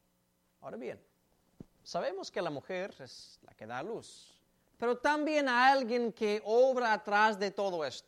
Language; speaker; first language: Spanish; native; Spanish